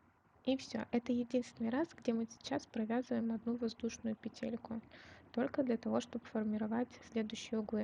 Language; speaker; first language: Russian; native; Russian